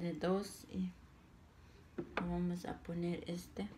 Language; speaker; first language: Spanish; non-native, local second language; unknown